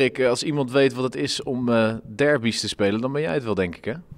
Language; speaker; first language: Dutch; native; Dutch